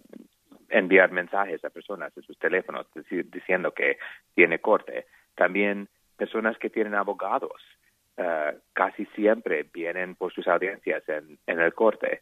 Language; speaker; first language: Spanish; non-native, learner; English